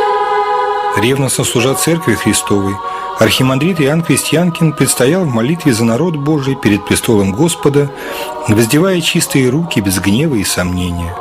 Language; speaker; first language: Russian; native; Russian